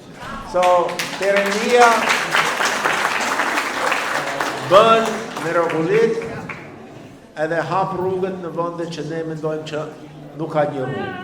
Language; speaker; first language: Albanian; non-native, fluent; English